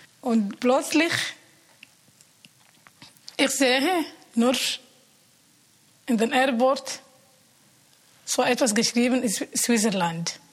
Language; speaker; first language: German; non-native, learner; Somali